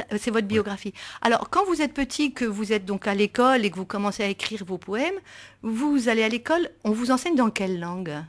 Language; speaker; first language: French; native; French